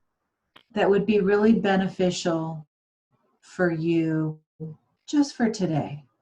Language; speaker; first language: English; native; English